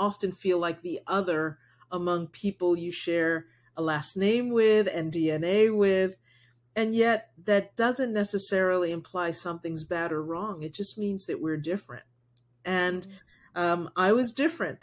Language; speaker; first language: English; early bilingual, other home language; Spanish